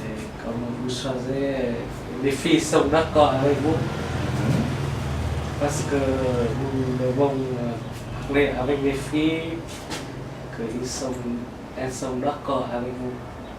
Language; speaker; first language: French; non-native, learner; Vietnamese